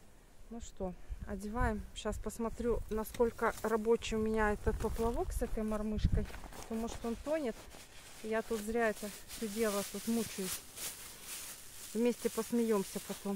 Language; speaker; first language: Russian; native; Russian